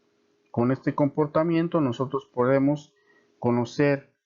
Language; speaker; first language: Spanish; native; Spanish